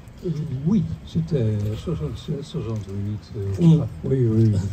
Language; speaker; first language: French; non-native, fluent; Dutch